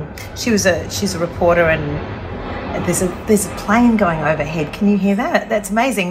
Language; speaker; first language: English; native; English